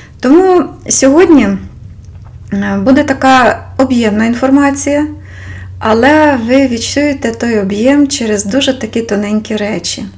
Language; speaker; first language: Ukrainian; non-native, local second language; Russian